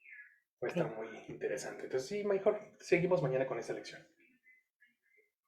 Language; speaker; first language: Spanish; native; Spanish